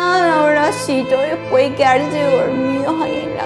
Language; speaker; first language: Spanish; native; Spanish